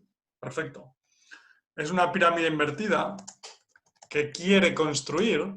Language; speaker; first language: Spanish; non-native, fluent; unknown